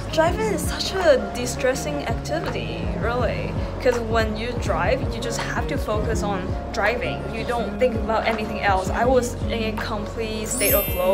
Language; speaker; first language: English; early bilingual, other home language; Chinese